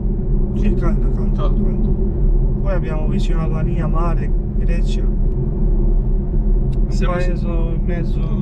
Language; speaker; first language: Italian; non-native, fluent; Albanian